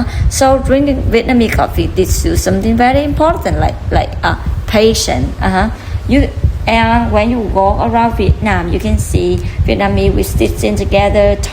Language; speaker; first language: English; non-native, learner; Vietnamese